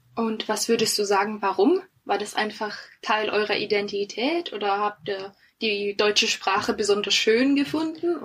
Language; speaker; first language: German; early bilingual, other home language; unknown